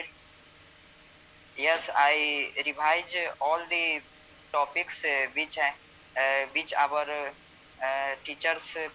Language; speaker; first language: English; non-native, learner; Hindi